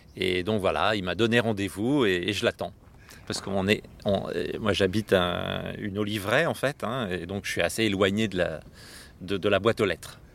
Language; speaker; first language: French; native; French